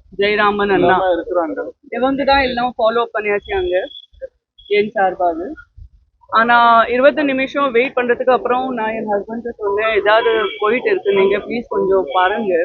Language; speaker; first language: Tamil; non-native, learner; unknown